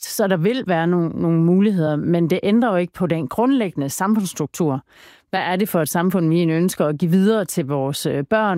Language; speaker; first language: Danish; native; Danish